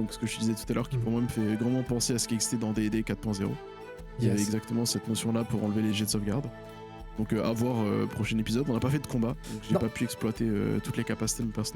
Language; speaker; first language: French; native; French